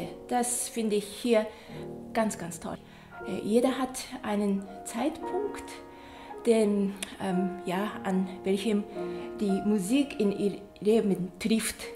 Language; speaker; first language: German; non-native, fluent; Japanese